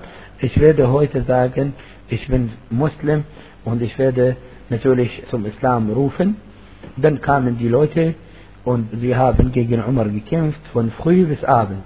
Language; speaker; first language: German; non-native, fluent; Arabic